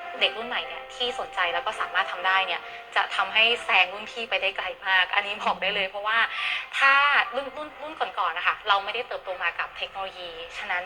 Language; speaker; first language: Thai; native; Thai